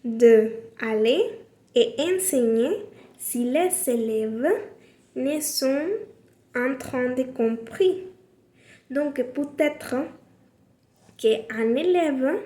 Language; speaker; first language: French; non-native, learner; Spanish